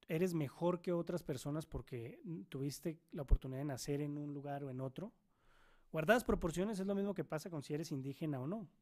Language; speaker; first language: Spanish; native; Spanish